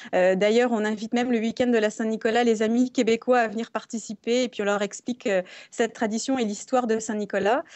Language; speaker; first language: French; native; French